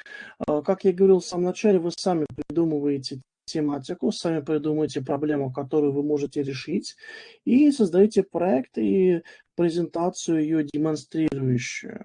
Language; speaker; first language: Russian; native; Russian